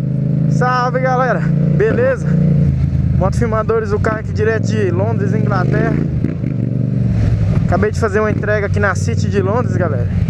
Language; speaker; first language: Portuguese; native; Portuguese